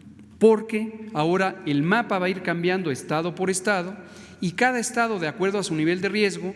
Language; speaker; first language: Spanish; native; Spanish